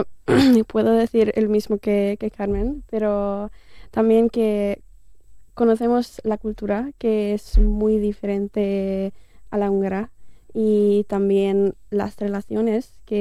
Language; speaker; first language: Spanish; non-native, fluent; Hungarian